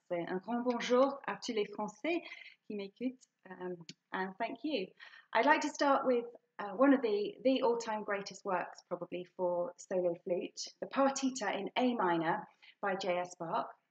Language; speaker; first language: English; native; English